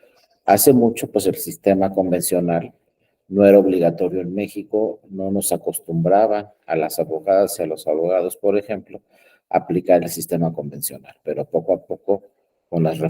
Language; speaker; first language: Spanish; native; Spanish